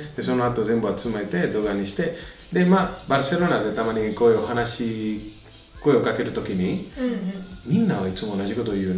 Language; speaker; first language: Japanese; non-native, fluent; Spanish